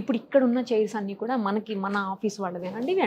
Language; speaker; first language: Telugu; native; Telugu